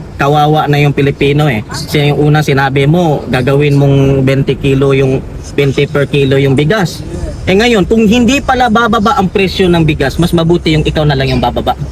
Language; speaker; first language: Filipino; non-native, local second language; Cebuano